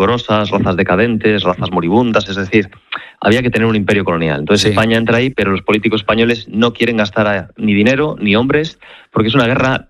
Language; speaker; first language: Spanish; native; Spanish